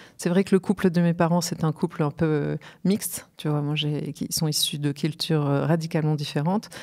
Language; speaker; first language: French; native; French